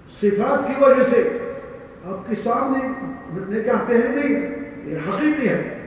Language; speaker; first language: Urdu; non-native, learner; Arabic